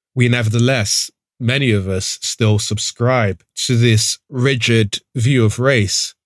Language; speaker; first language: English; early bilingual, other home language; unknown